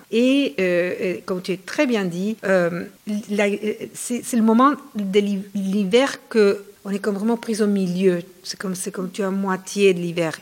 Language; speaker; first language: French; non-native, fluent; Spanish